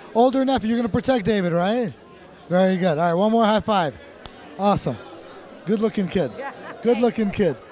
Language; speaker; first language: English; early bilingual, other home language; Russian